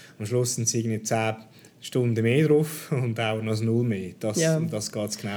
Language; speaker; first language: German; native; German